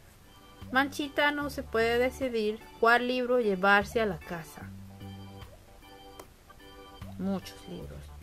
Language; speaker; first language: Spanish; early bilingual, heritage; Spanish